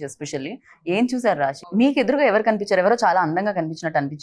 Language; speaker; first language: Telugu; native; Telugu